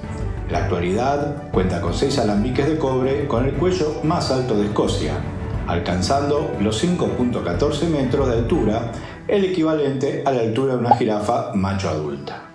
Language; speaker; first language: Spanish; native; Spanish